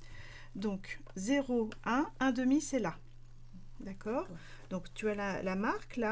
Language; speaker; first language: French; native; French